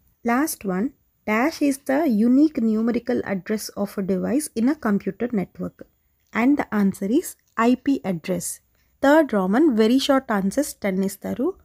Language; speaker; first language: English; non-native, local second language; Telugu